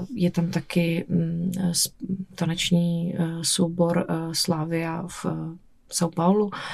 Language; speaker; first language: Czech; native; Czech